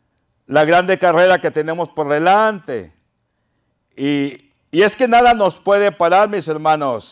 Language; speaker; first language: Spanish; native; Spanish